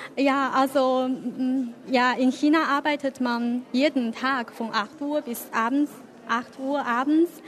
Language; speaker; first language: German; non-native, fluent; Chinese